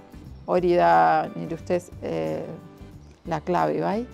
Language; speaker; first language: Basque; non-native, learner; Spanish